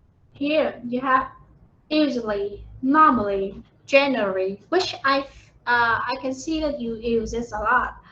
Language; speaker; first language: English; non-native, fluent; Vietnamese